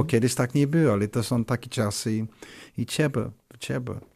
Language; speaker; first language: Polish; non-native, learner; English